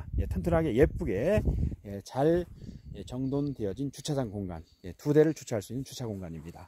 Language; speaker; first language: Korean; native; Korean